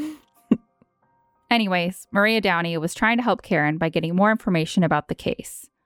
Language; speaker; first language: English; native; English